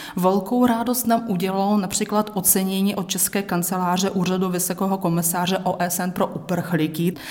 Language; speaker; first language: Czech; native; Czech